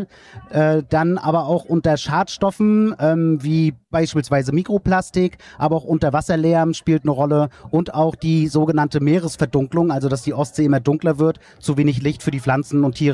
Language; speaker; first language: German; native; German